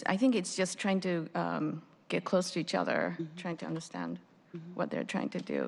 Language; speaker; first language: English; non-native, fluent; Japanese